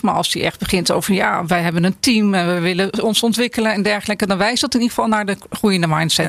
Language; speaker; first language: Dutch; native; Dutch